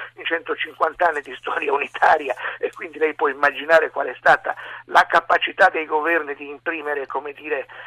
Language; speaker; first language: Italian; native; Italian